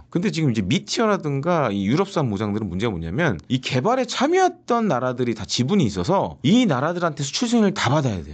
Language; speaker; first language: Korean; native; Korean